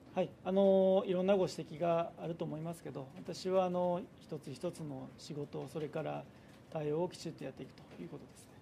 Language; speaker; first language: Japanese; native; Japanese